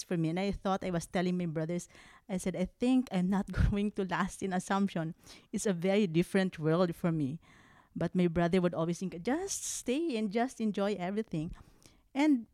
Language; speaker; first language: English; non-native, local second language; Hiligaynon